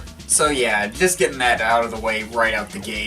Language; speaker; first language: English; native; English